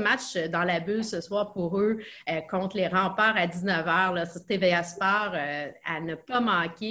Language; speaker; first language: French; native; French